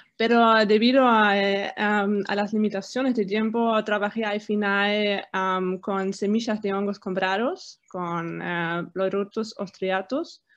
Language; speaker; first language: Spanish; non-native, fluent; German